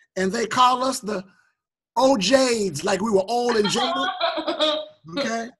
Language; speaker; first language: English; native; English